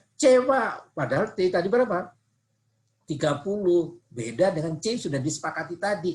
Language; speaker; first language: Indonesian; non-native, local second language; Javanese